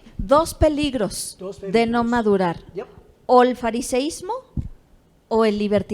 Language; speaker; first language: Spanish; native; Spanish